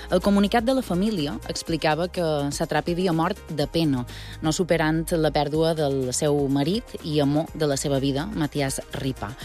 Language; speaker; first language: Catalan; native; Catalan